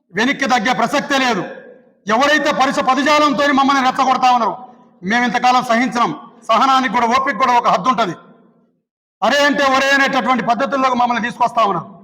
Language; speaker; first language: Telugu; non-native, local second language; Lambadi